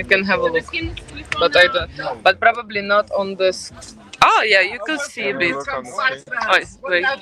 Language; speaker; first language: English; non-native, fluent; Ukrainian